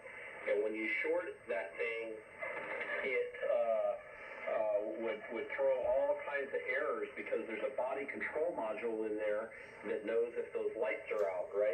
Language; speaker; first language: English; native; English